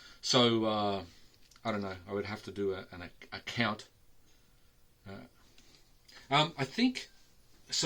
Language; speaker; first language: English; native; English